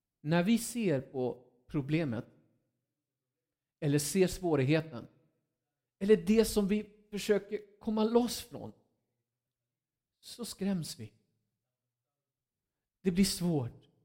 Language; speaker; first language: Swedish; non-native, fluent; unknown